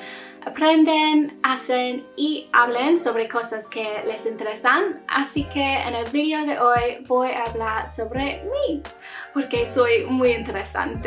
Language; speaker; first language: Spanish; non-native, learner; English